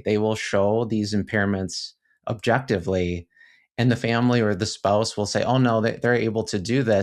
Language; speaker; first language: English; native; English